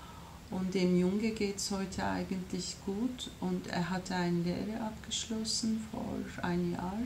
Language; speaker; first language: German; non-native, fluent; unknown